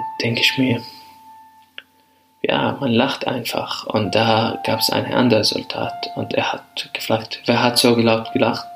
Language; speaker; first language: German; non-native, fluent; Arabic